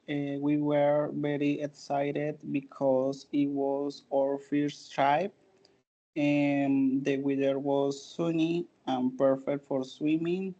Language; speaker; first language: English; non-native, learner; Spanish